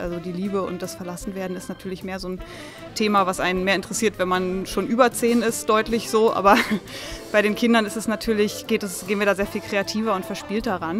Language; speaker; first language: German; native; German